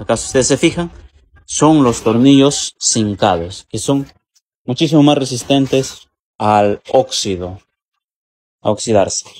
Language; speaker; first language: Spanish; native; Spanish